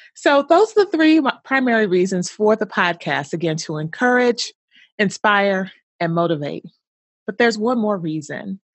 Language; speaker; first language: English; native; English